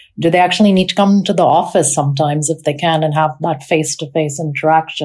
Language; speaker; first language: English; non-native, local second language; Urdu